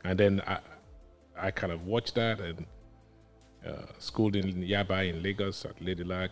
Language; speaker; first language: English; non-native, local second language; Yoruba